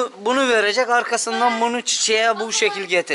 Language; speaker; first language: Turkish; native; Turkish